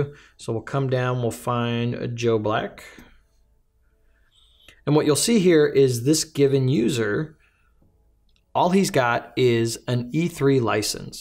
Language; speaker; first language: English; native; English